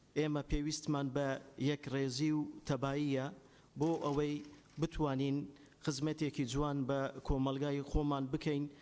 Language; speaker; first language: Central Kurdish; non-native, local second language; Azerbaijani